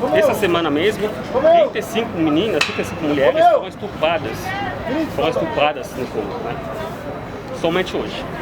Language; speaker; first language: Portuguese; non-native, fluent; Lingala